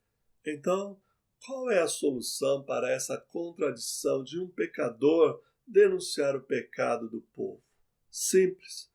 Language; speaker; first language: Portuguese; native; Portuguese